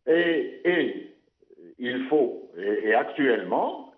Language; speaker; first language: French; non-native, local second language; Arabic